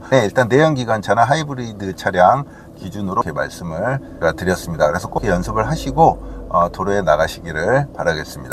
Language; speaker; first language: Korean; native; Korean